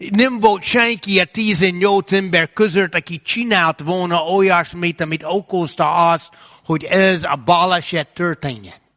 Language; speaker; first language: Hungarian; non-native, fluent; English